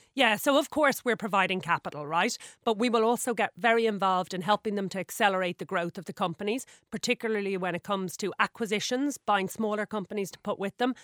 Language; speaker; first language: English; native; English